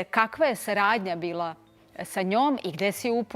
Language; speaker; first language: Serbian; native; Serbian